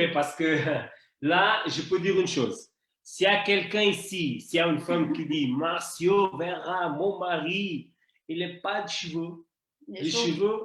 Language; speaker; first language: French; non-native, fluent; Portuguese